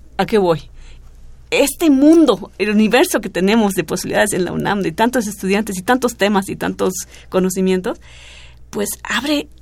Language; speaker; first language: Spanish; non-native, fluent; German